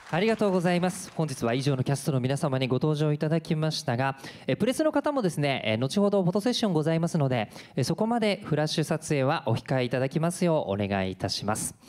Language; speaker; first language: Japanese; native; Japanese